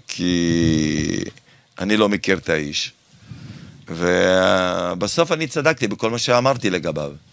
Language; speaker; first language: Hebrew; native; Hebrew